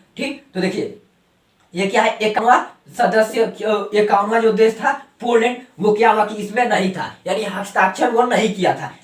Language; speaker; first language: Hindi; native; Hindi